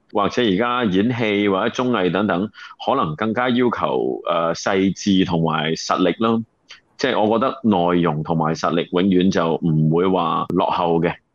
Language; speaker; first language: Cantonese; native; Cantonese